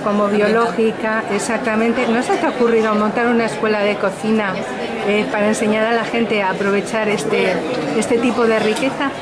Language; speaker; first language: Spanish; native; Spanish